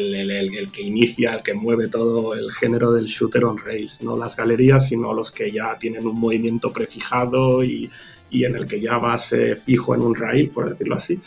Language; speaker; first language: Spanish; native; Spanish